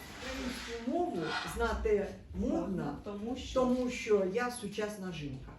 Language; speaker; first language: Ukrainian; non-native, local second language; Russian